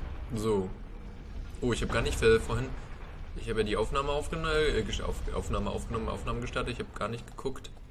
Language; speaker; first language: German; native; German